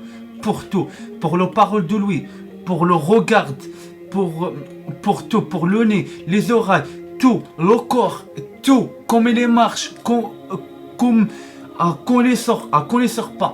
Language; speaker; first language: French; non-native, learner; Arabic